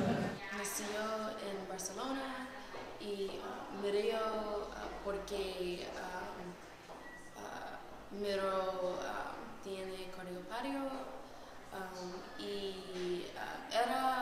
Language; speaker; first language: Spanish; non-native, learner; English